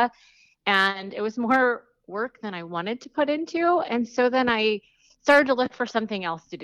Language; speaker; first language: English; native; English